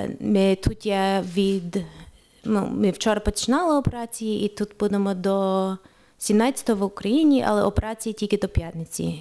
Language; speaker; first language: Ukrainian; early bilingual, heritage; Ukrainian